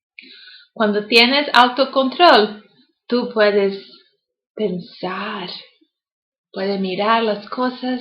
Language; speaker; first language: Spanish; non-native, learner; English